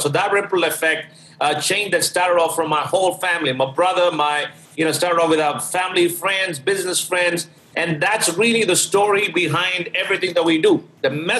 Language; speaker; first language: English; non-native, local second language; Malayalam